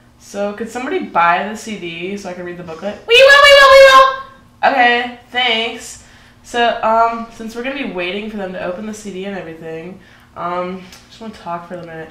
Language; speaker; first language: English; native; English